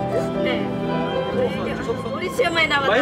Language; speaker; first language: Korean; non-native, learner; Khmer